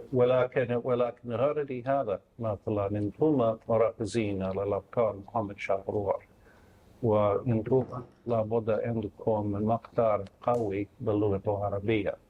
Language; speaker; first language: Arabic; non-native, fluent; English